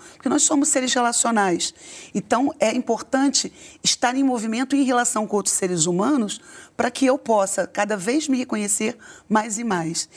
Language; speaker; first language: Portuguese; native; Portuguese